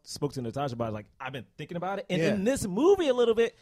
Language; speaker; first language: English; native; English